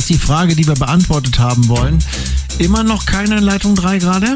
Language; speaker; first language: German; native; German